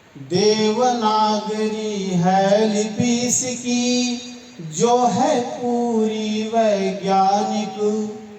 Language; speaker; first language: Hindi; native; Hindi